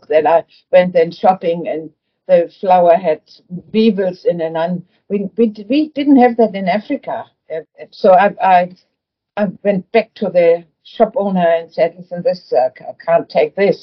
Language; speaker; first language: English; non-native, fluent; German